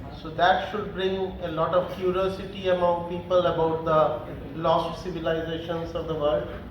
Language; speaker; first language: English; non-native, local second language; Bangla